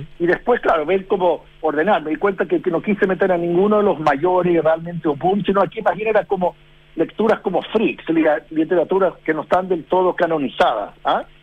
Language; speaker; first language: Spanish; early bilingual, heritage; Spanish